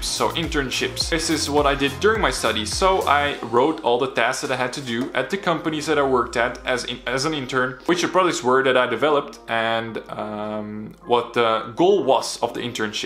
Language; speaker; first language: English; non-native, fluent; Dutch